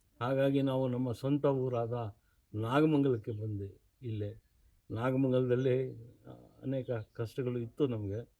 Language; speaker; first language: Kannada; non-native, local second language; Urdu